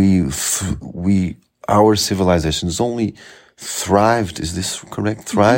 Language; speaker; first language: English; non-native, fluent; Portuguese